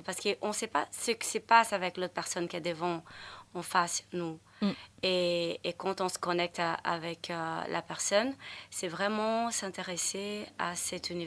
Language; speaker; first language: French; non-native, fluent; Portuguese